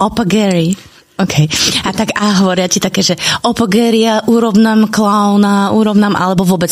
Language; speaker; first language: Slovak; native; Slovak